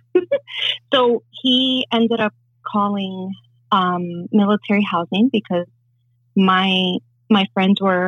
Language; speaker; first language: English; native; English